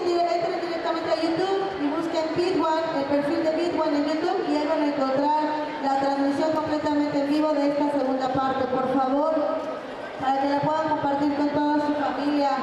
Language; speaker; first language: Spanish; native; Spanish